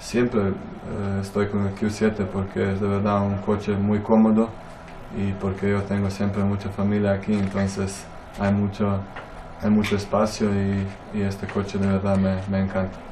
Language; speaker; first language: Spanish; non-native, fluent; Croatian